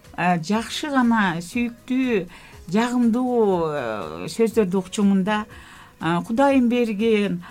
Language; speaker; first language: Kyrgyz; non-native, local second language; Russian